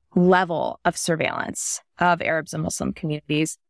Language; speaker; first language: English; native; English